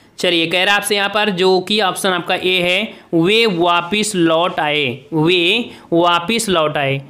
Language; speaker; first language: Hindi; native; Hindi